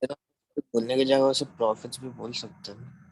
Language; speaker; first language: Hindi; native; Hindi